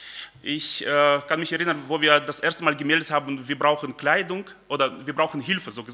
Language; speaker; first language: German; early bilingual, other home language; Russian